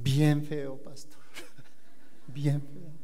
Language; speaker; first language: Spanish; non-native, learner; Korean